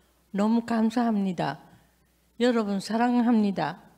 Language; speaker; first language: Korean; non-native, learner; Japanese